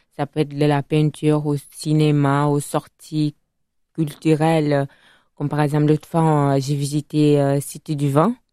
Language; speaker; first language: French; non-native, fluent; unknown